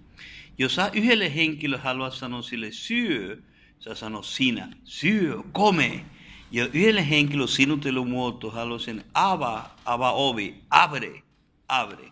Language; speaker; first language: Finnish; non-native, fluent; Spanish